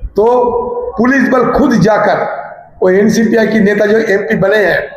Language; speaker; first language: Hindi; non-native, local second language; Bangla